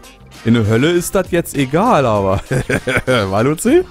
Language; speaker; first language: German; native; German